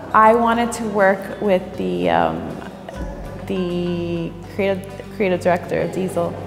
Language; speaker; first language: English; native; English